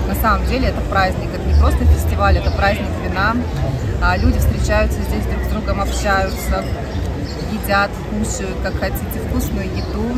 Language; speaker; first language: Russian; native; Russian